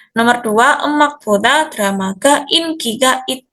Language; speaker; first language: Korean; non-native, fluent; Indonesian